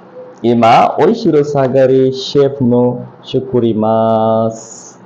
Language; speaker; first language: Japanese; non-native, learner; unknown